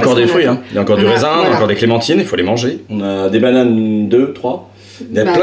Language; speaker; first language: French; native; French